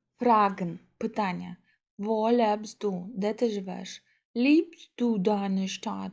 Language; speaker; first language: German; non-native, fluent; Ukrainian